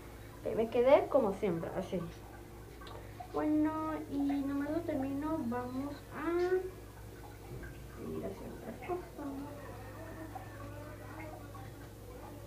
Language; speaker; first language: Spanish; native; Spanish